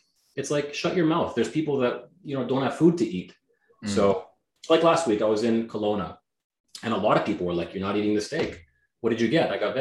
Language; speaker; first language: English; non-native, fluent; Greek